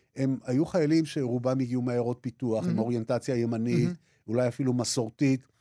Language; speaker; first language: Hebrew; native; Hebrew